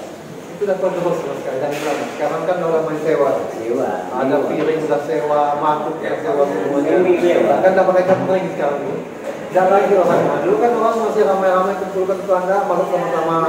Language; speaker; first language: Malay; non-native, local second language; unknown